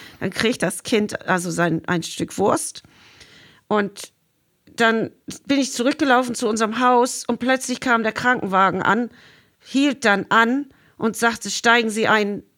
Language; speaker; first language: German; non-native, fluent; English